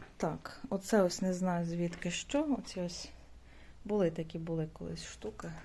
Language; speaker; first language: Ukrainian; native; Ukrainian